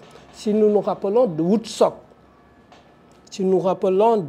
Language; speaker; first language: French; non-native, local second language; Wolof